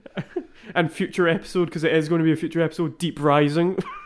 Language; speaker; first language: English; native; English